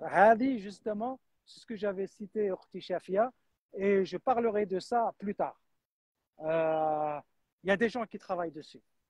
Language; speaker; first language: French; non-native, local second language; Arabic